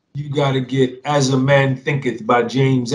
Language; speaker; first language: English; native; English